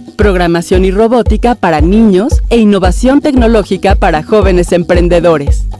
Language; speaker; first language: Spanish; native; Spanish